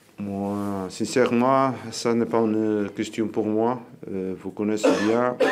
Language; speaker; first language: French; non-native, learner; Portuguese